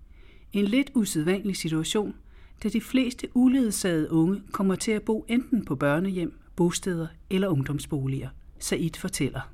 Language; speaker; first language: Danish; native; Danish